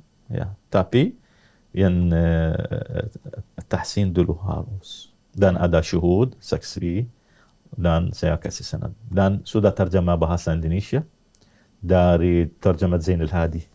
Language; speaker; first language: Indonesian; non-native, learner; Arabic